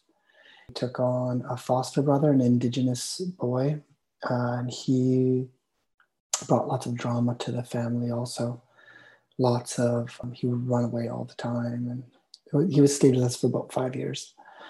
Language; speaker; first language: English; native; English